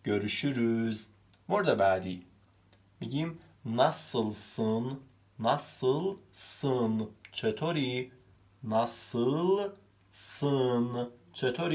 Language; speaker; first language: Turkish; non-native, fluent; Persian